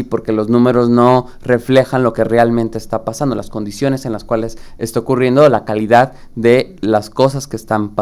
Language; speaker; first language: Spanish; native; Spanish